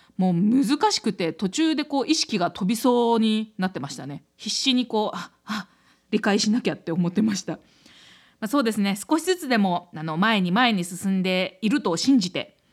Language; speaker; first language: Japanese; native; Japanese